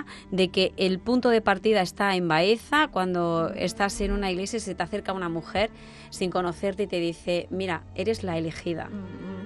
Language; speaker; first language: Spanish; native; Spanish